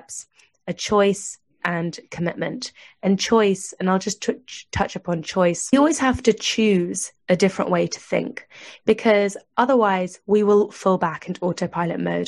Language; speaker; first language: English; native; English